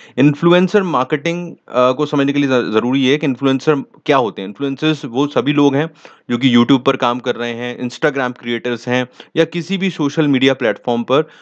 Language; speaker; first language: Hindi; native; Hindi